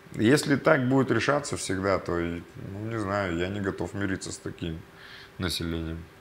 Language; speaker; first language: Russian; native; Russian